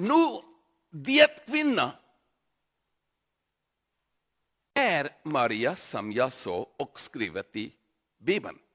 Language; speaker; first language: Swedish; non-native, learner; Urdu